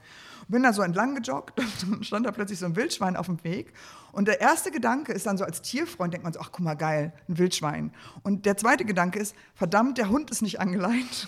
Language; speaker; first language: German; native; German